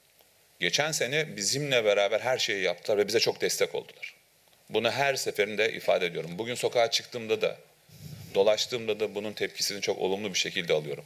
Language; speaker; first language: Turkish; native; Turkish